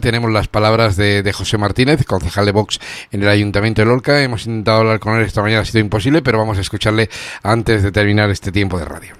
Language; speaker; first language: Spanish; native; Spanish